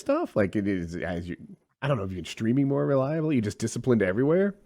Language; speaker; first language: English; native; English